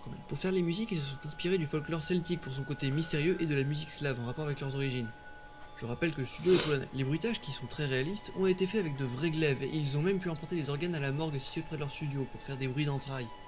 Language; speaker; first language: French; native; French